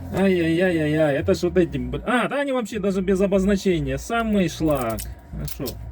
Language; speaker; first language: Russian; native; Russian